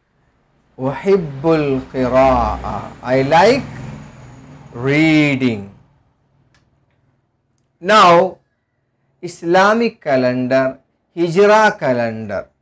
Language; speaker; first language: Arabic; non-native, fluent; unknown